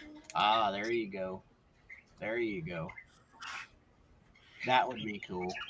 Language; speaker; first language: English; native; English